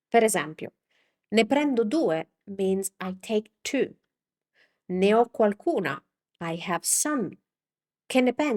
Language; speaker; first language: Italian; non-native, fluent; English